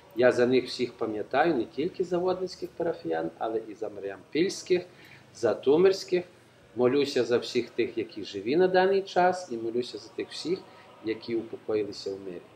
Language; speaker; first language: Ukrainian; native; Ukrainian